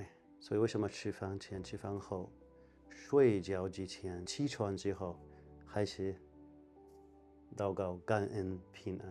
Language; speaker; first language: Chinese; non-native, fluent; Arabic